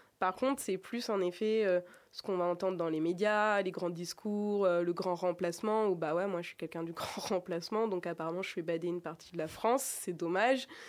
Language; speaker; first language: French; native; French